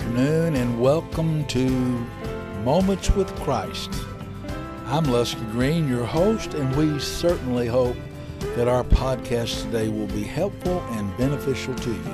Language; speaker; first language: English; native; English